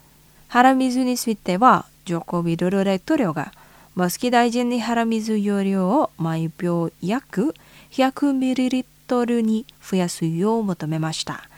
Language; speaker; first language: Japanese; non-native, fluent; Indonesian